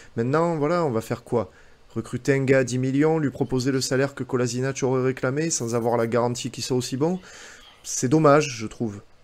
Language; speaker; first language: French; native; French